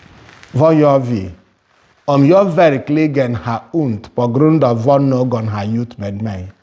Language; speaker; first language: Swedish; non-native, fluent; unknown